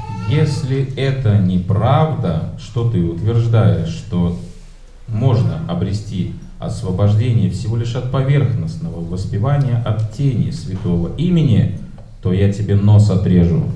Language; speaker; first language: Russian; native; Russian